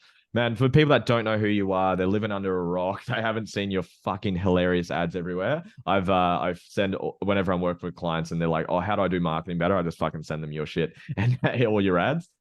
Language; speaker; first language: English; native; English